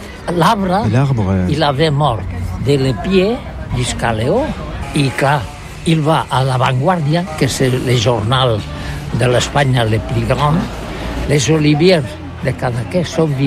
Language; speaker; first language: French; non-native, learner; Catalan